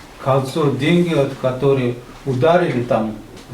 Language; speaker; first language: Russian; non-native, learner; Uzbek